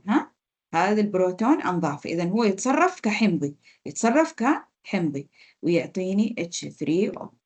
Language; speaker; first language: Arabic; native; Arabic